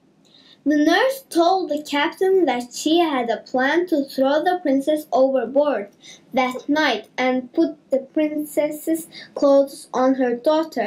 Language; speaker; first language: English; native; English